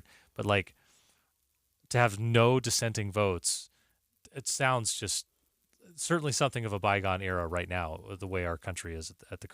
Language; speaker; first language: English; native; English